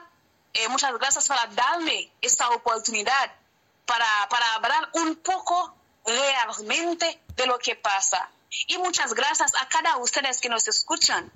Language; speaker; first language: Spanish; non-native, learner; Haitian Creole